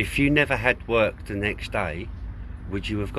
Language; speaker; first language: English; native; English